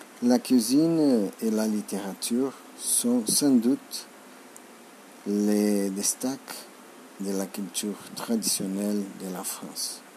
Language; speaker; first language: French; non-native, learner; Portuguese